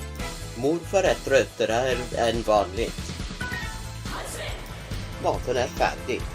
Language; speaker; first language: Swedish; non-native, learner; English